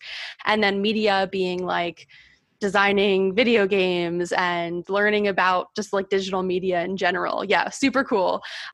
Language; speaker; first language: English; native; English